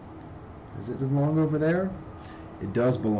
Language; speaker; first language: English; native; English